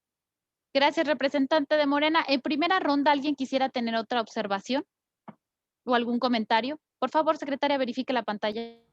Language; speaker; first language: Spanish; native; Spanish